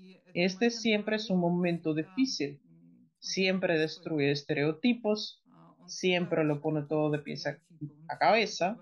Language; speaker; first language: Spanish; non-native, fluent; Russian